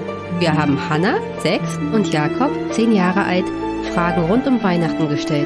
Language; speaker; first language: German; native; German